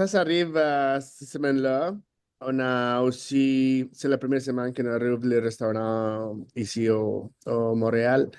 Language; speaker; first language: French; non-native, fluent; Spanish